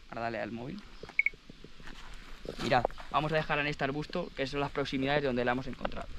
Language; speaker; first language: Spanish; native; Spanish